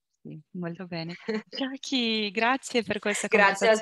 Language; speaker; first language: Italian; non-native, learner; Portuguese